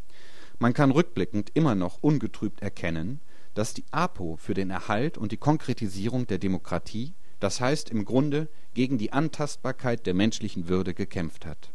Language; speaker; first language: German; native; German